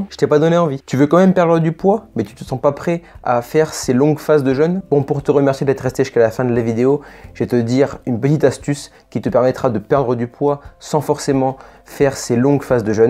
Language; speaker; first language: French; native; French